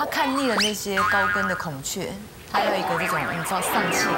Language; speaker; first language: Chinese; native; Chinese